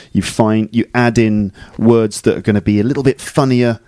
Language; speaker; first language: English; native; English